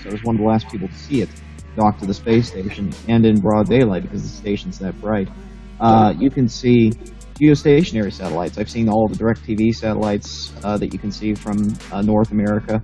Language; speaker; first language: English; native; English